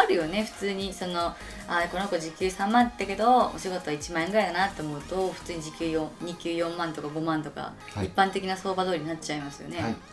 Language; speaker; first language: Japanese; native; Japanese